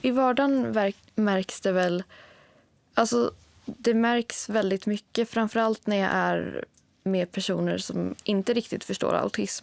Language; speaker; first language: Swedish; native; Swedish